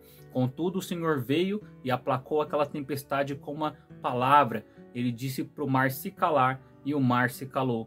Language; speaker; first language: Portuguese; native; Portuguese